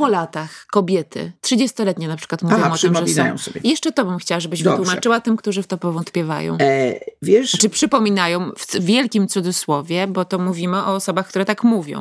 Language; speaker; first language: Polish; native; Polish